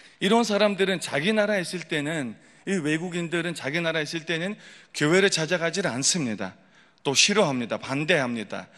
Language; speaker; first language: Korean; non-native, fluent; Mongolian